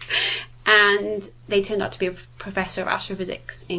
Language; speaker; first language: English; native; English